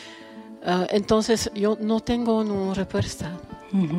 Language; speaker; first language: Spanish; non-native, fluent; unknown